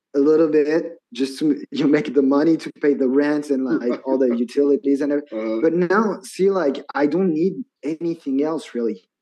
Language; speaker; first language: English; non-native, fluent; French